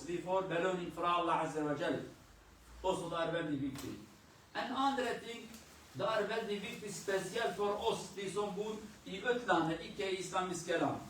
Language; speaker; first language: Swedish; non-native, learner; Kurdish